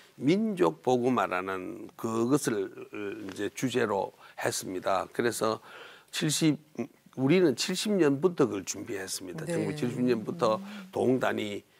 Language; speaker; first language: Korean; native; Korean